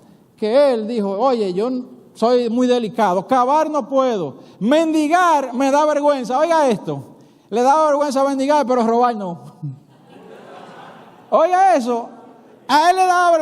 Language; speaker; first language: Spanish; native; Spanish